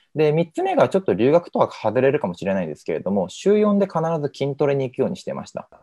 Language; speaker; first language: Japanese; native; Japanese